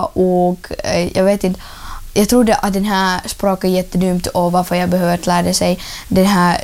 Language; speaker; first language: Swedish; non-native, learner; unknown